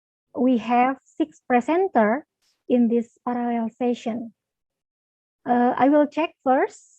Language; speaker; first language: English; non-native, learner; Indonesian